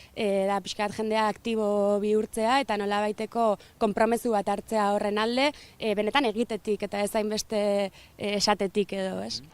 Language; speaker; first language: Basque; early bilingual, other home language; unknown